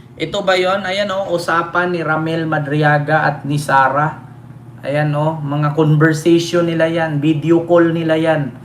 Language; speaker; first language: Filipino; non-native, local second language; Cebuano